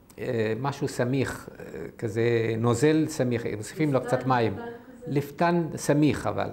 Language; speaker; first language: Hebrew; non-native, fluent; Arabic